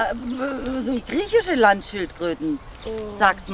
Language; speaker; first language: German; native; German